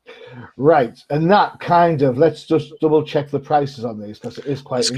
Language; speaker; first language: English; native; English